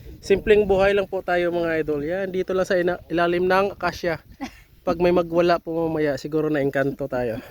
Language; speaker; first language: Filipino; native; Filipino